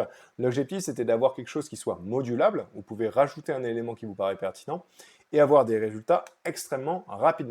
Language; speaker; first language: French; native; French